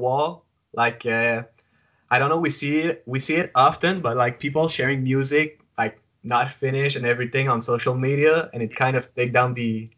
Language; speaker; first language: English; non-native, fluent; French